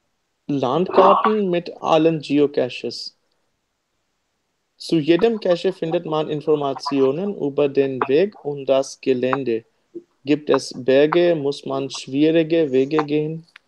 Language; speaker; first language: German; non-native, learner; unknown